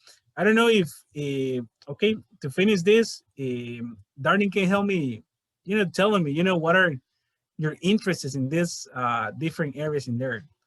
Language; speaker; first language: English; non-native, fluent; Spanish